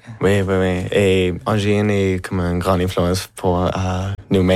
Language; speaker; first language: French; non-native, fluent; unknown